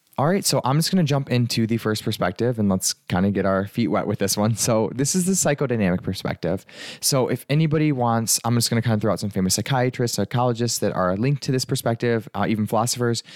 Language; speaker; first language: English; early bilingual, other home language; Italian